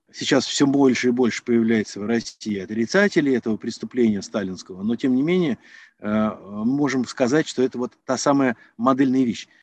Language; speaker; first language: Russian; native; Russian